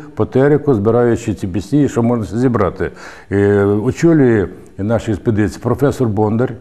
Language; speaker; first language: Ukrainian; native; Ukrainian